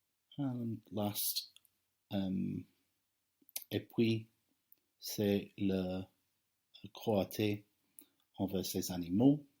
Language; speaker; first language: French; non-native, fluent; English